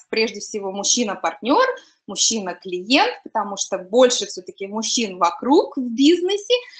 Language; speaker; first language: Russian; native; Russian